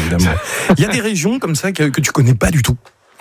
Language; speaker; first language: French; native; French